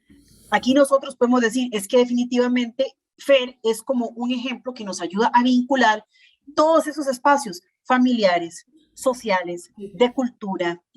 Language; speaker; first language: Spanish; native; Spanish